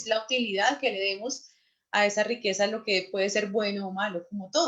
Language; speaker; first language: Spanish; native; Spanish